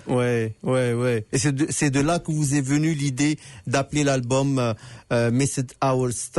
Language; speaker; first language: French; native; French